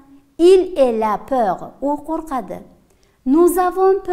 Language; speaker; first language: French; non-native, fluent; Uzbek